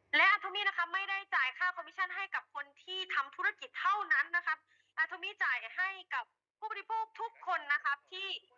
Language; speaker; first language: Thai; native; Thai